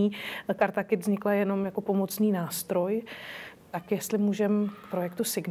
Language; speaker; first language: Czech; native; Czech